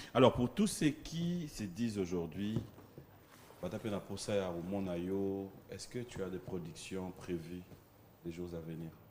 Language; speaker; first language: French; non-native, local second language; Lingala